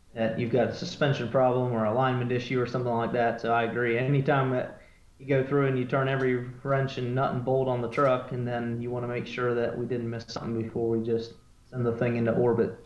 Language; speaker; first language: English; native; English